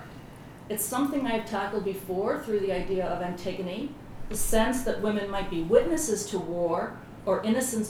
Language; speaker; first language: English; native; English